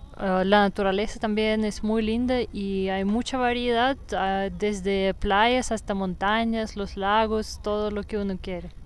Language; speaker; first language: Spanish; non-native, fluent; Russian